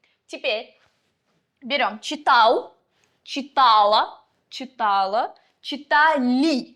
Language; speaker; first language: Russian; non-native, local second language; Uzbek